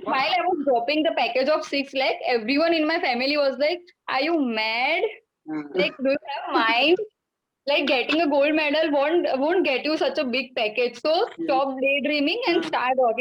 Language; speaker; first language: English; non-native, local second language; Gujarati